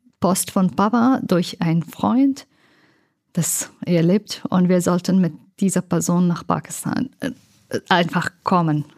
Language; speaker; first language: German; non-native, learner; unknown